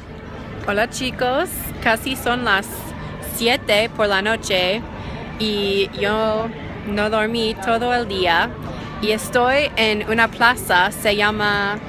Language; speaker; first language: Spanish; non-native, learner; English